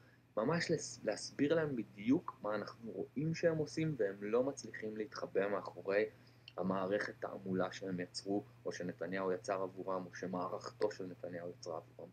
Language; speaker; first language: Hebrew; native; Hebrew